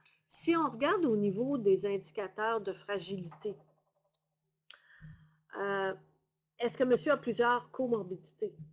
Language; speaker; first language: French; native; French